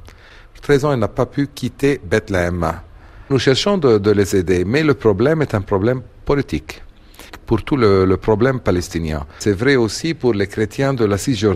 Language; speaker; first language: French; non-native, fluent; Arabic